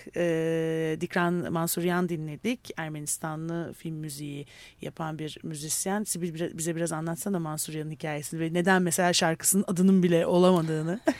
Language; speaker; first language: Turkish; native; Turkish